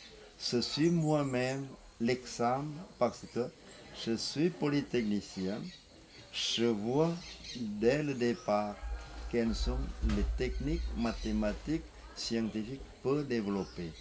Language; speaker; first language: French; non-native, fluent; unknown